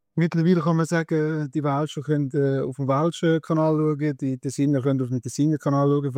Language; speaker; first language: German; early bilingual, other home language; Croatian